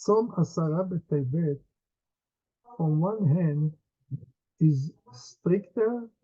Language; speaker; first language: English; non-native, fluent; Hebrew